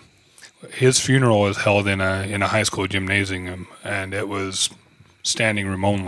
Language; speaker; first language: English; native; English